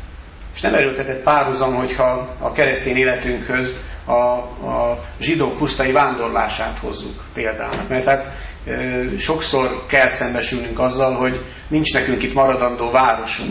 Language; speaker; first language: Hungarian; native; Hungarian